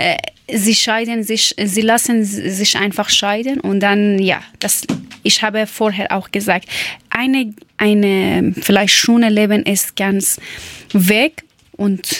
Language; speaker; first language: German; non-native, learner; Persian